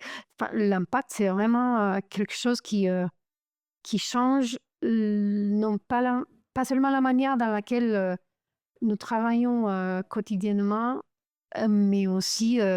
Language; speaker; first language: French; non-native, fluent; Romanian